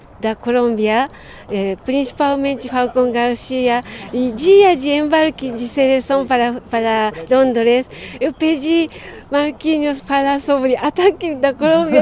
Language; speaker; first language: Portuguese; non-native, fluent; Japanese